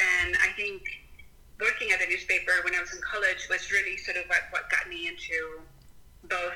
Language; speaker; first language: English; non-native, fluent; Spanish